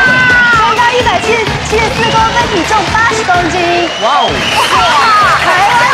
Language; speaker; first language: Chinese; native; Chinese